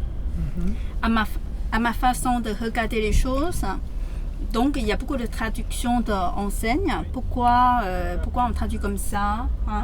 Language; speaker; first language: French; non-native, fluent; Chinese